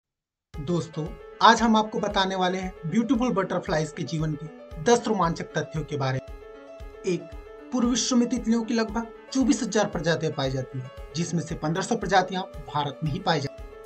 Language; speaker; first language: Hindi; native; Hindi